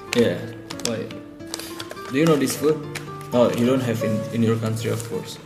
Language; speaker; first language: English; non-native, learner; Indonesian